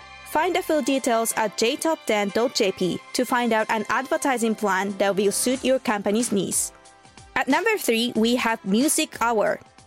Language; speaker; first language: English; non-native, fluent; Japanese